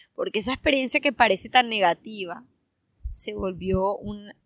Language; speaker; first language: Spanish; native; Spanish